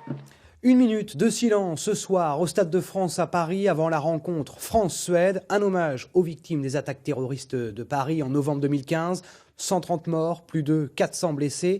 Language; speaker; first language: French; native; French